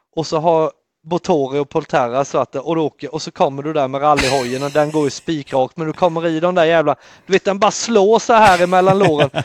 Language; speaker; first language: Swedish; native; Swedish